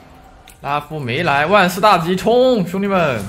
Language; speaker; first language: Chinese; native; Chinese